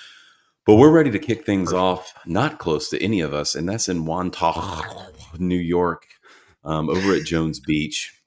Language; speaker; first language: English; native; English